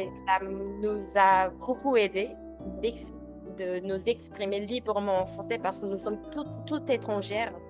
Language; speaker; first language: French; non-native, learner; Korean